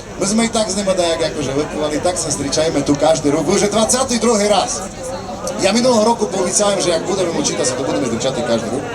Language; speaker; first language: Slovak; non-native, local second language; Rusyn